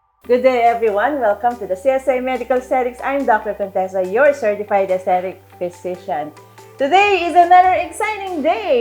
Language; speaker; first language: English; non-native, local second language; Filipino